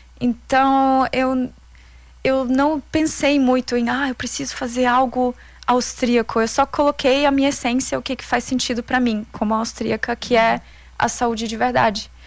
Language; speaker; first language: Portuguese; non-native, fluent; German